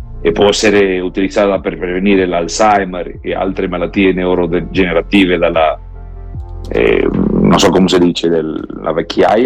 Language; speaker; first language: Italian; non-native, learner; Spanish